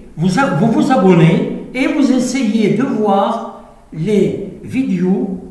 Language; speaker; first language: French; non-native, local second language; Arabic